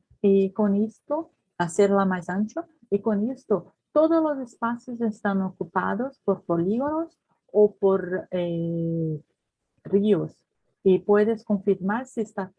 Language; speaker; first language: Spanish; non-native, learner; Portuguese